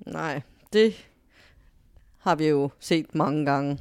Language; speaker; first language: Danish; native; Danish